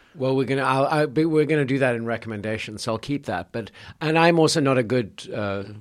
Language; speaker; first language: English; native; English